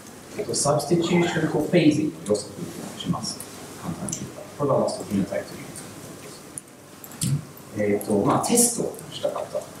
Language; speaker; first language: Japanese; non-native, learner; English